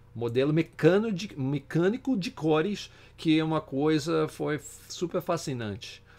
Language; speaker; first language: Portuguese; non-native, fluent; English